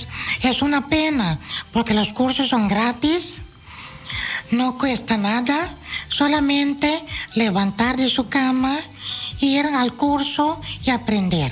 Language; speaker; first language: Spanish; non-native, fluent; Dutch